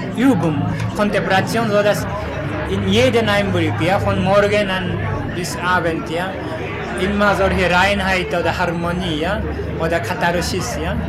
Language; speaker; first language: German; non-native, learner; Korean